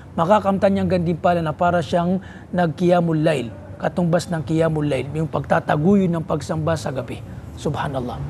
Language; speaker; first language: Filipino; non-native, local second language; Maranao